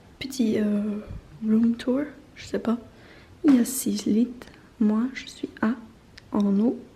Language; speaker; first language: French; non-native, learner; English